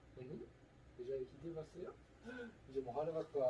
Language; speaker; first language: Korean; native; Korean